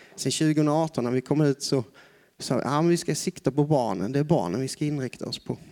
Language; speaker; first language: Swedish; native; Swedish